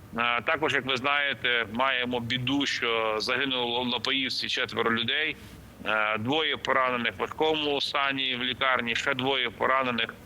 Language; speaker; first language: Ukrainian; native; Ukrainian